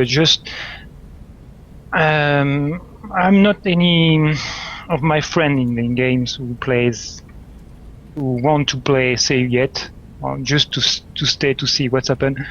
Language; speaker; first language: English; non-native, learner; French